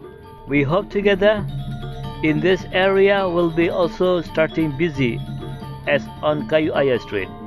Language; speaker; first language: English; non-native, learner; Indonesian